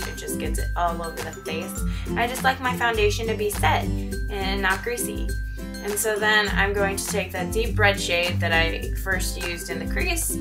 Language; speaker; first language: English; native; English